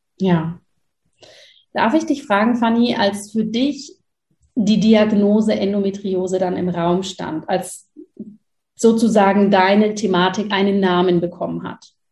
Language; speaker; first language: German; native; German